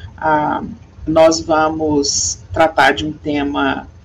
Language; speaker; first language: Portuguese; native; Portuguese